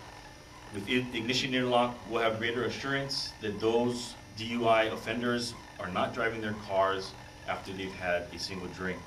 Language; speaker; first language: English; native; English